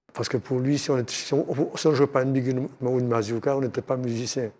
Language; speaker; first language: French; native; French